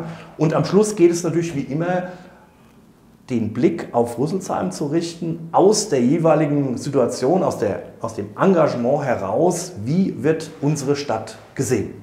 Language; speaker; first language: German; native; German